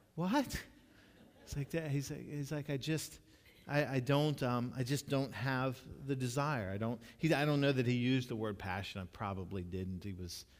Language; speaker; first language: English; native; English